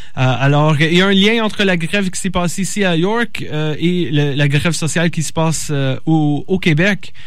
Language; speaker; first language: French; native; French